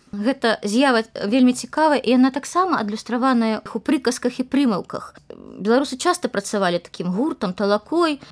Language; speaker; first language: Belarusian; native; Belarusian